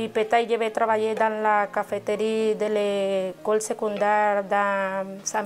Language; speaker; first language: French; non-native, learner; Spanish